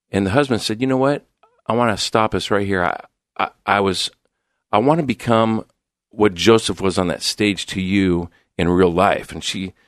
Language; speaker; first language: English; native; English